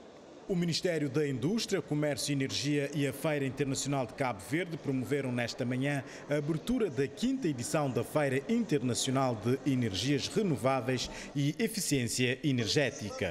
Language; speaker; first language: Portuguese; non-native, local second language; Kabuverdianu